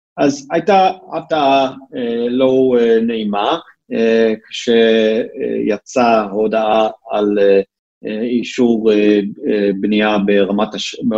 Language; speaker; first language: Hebrew; non-native, fluent; English